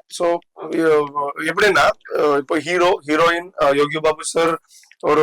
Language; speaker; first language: Tamil; non-native, learner; Tulu